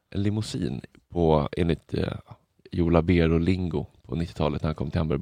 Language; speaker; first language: Swedish; native; Swedish